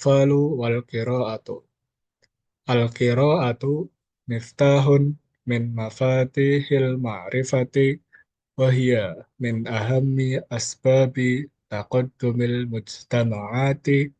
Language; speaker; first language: Arabic; non-native, learner; Indonesian